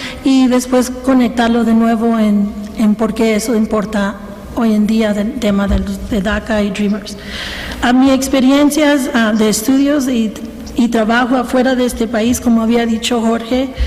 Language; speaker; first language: Spanish; early bilingual, heritage; Spanish